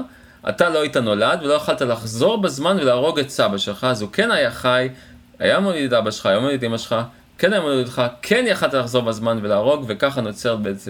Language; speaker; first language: Hebrew; native; Hebrew